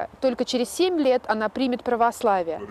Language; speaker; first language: Russian; native; Russian